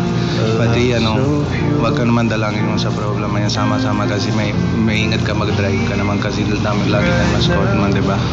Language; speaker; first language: Filipino; non-native, learner; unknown